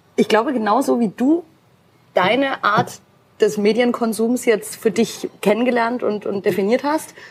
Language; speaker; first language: German; native; German